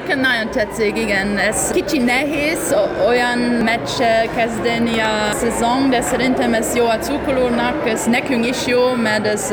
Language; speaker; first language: Hungarian; non-native, learner; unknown